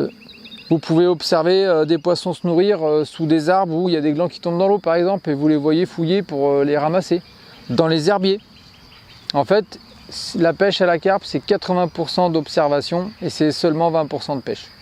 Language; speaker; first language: French; native; French